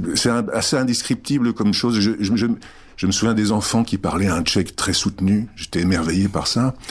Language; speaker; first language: French; early bilingual, other home language; Czech